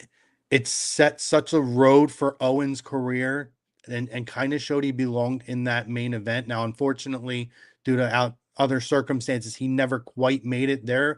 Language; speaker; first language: English; native; English